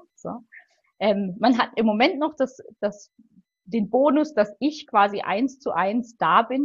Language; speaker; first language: German; native; German